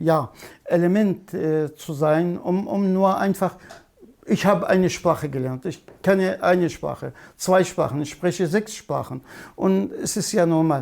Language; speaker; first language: German; non-native, fluent; Kurdish